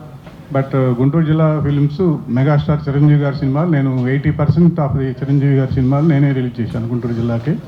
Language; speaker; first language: Telugu; native; Telugu